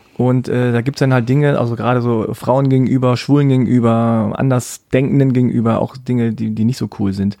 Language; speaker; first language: German; early bilingual, other home language; Korean